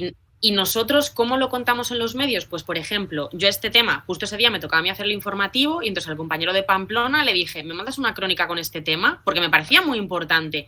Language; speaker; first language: Spanish; native; Spanish